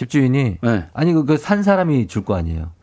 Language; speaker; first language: Korean; native; Korean